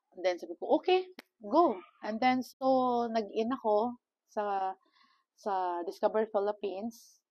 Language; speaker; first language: Filipino; non-native, local second language; Cebuano